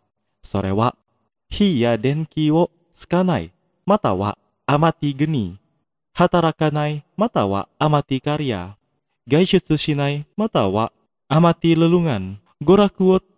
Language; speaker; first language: Japanese; non-native, fluent; Indonesian